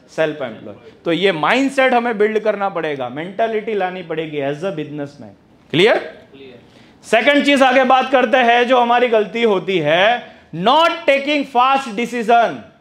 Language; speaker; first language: Hindi; non-native, local second language; Gujarati